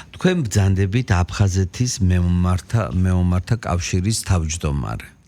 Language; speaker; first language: Georgian; native; Georgian